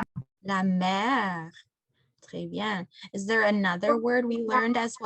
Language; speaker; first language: French; non-native, fluent; English